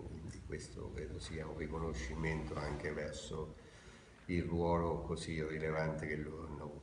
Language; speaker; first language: Italian; native; Italian